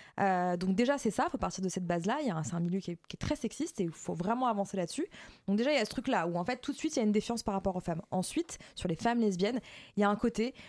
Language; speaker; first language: French; native; French